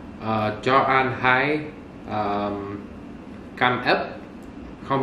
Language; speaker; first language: Vietnamese; non-native, learner; English